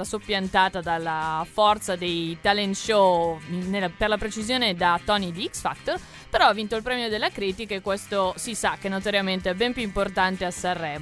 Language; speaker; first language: Italian; native; Italian